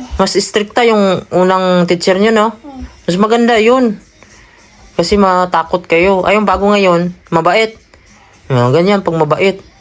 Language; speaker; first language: Filipino; non-native, local second language; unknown